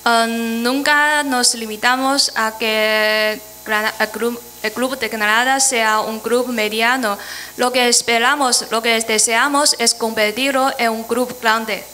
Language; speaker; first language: Spanish; non-native, fluent; Chinese